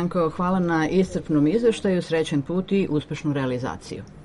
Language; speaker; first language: Serbian; native; Serbian